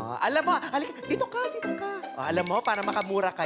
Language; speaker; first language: Filipino; native; Filipino